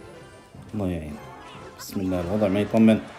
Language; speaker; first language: Arabic; native; Arabic